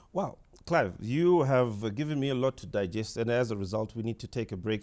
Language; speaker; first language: English; non-native, local second language; Shona